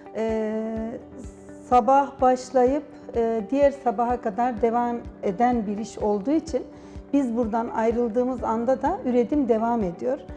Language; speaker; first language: Turkish; native; Turkish